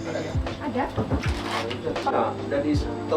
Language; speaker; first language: English; non-native, learner; Indonesian